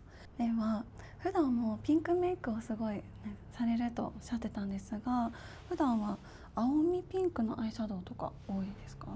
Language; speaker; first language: Japanese; native; Japanese